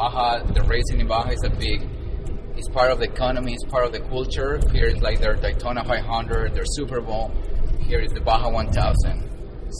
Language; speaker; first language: English; non-native, fluent; Spanish